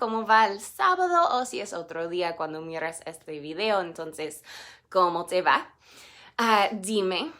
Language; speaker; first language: Spanish; non-native, fluent; English